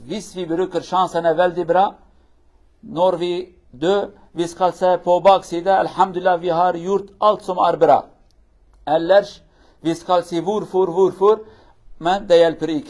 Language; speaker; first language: Swedish; non-native, learner; Kurdish